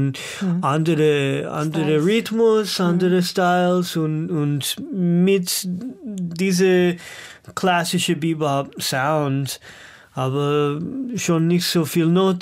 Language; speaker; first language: German; non-native, learner; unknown